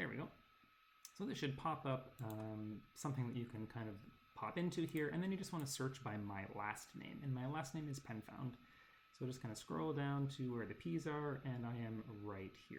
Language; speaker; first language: English; native; English